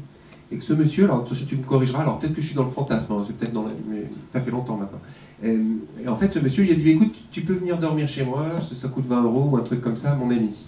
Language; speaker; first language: French; native; French